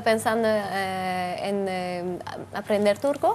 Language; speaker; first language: Spanish; non-native, fluent; Turkish